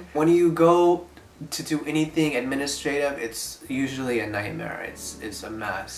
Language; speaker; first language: English; native; English